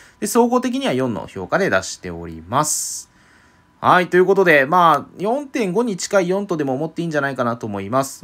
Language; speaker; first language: Japanese; native; Japanese